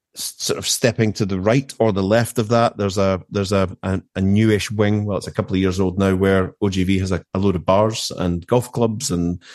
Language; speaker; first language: English; native; English